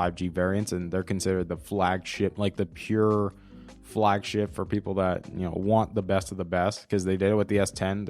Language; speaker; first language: English; native; English